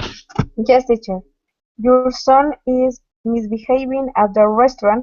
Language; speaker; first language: English; non-native, learner; Spanish